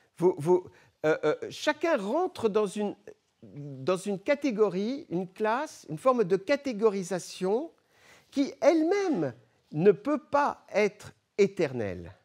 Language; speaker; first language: French; early bilingual, other home language; Arabic